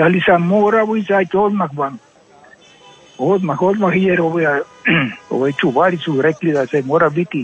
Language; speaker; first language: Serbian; early bilingual, heritage; Croatian